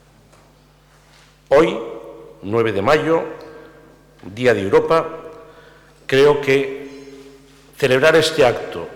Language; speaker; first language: Spanish; native; Spanish